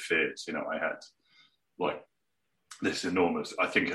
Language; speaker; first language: English; native; English